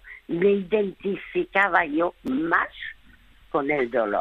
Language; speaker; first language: Spanish; early bilingual, other home language; French